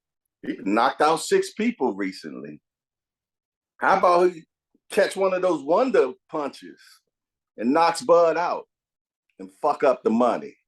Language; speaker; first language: English; native; English